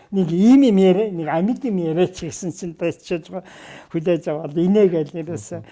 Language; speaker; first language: Mongolian; native; Mongolian